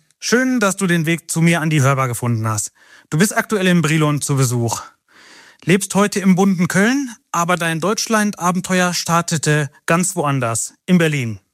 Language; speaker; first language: German; native; German